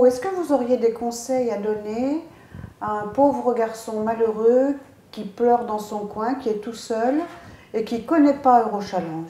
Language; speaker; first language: French; native; French